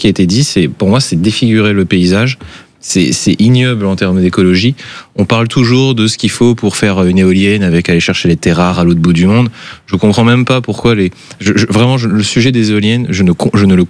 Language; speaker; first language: French; native; French